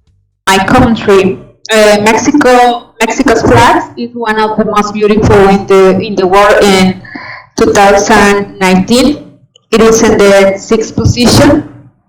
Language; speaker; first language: English; non-native, fluent; Spanish